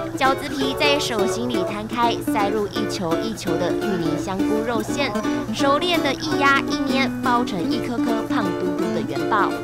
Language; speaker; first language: Chinese; native; Chinese